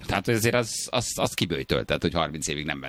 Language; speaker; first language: Hungarian; native; Hungarian